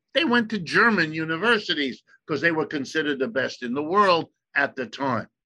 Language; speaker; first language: English; early bilingual, other home language; German